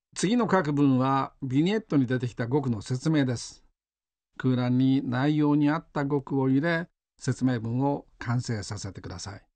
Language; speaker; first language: Japanese; native; Japanese